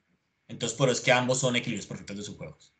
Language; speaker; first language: Spanish; native; Spanish